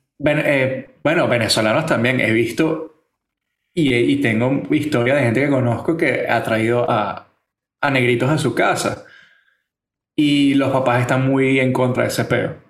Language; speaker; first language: Spanish; native; Spanish